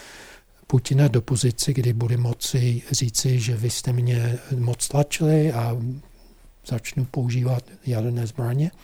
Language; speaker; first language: Czech; non-native, fluent; English